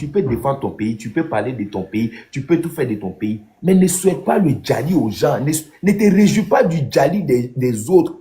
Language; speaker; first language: French; non-native, local second language; Dyula